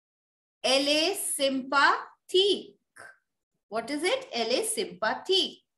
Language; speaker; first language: French; non-native, fluent; Hindi